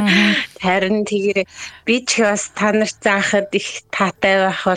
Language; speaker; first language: Mongolian; native; Mongolian